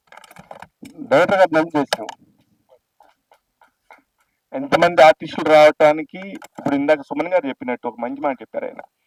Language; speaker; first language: Telugu; native; Telugu